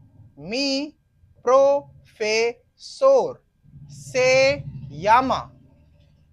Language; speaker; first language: Spanish; non-native, fluent; Hindi